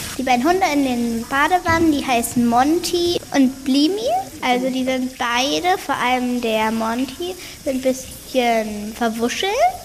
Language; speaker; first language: German; native; German